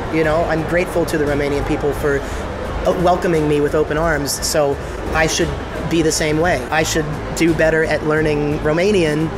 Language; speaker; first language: English; native; English